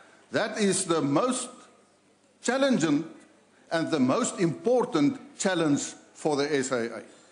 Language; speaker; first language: English; non-native, local second language; Afrikaans